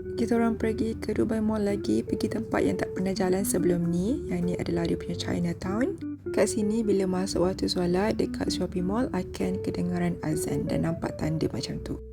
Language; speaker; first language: Malay; native; Malay